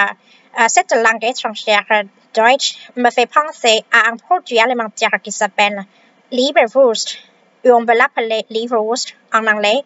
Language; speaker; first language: French; non-native, fluent; Vietnamese